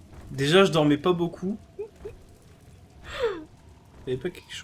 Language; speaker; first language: French; native; French